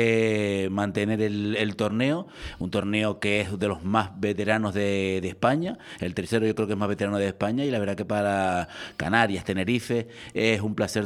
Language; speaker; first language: Spanish; native; Spanish